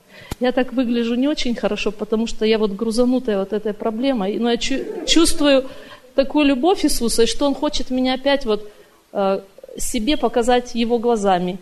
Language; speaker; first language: Russian; native; Russian